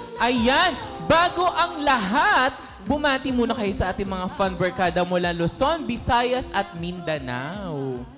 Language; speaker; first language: Filipino; native; Filipino